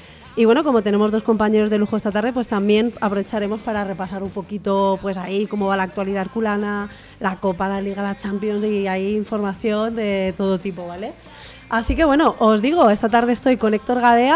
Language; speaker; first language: Spanish; native; Spanish